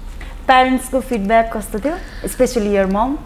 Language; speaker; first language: Nepali; native; Nepali